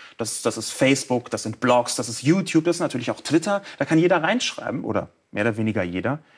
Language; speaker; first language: German; native; German